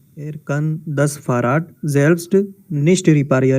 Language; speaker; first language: German; non-native, learner; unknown